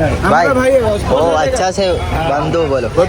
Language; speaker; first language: Hindi; non-native, local second language; Malayalam